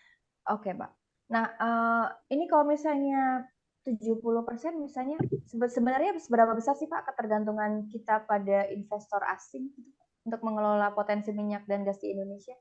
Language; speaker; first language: Indonesian; native; Indonesian